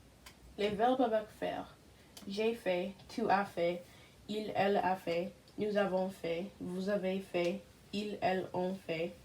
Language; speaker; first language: French; non-native, learner; English